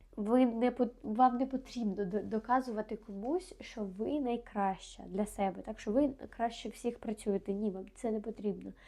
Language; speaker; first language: Ukrainian; non-native, local second language; Russian